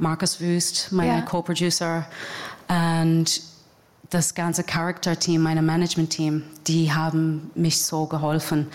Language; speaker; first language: German; non-native, fluent; English